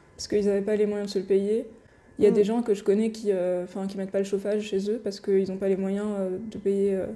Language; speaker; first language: French; non-native, local second language; Arabic